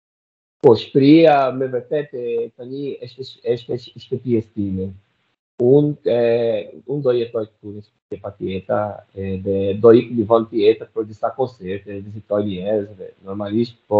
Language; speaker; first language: Albanian; non-native, learner; Portuguese